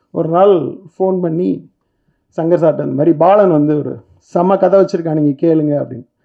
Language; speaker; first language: Tamil; native; Tamil